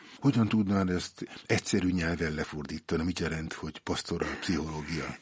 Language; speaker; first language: Hungarian; native; Hungarian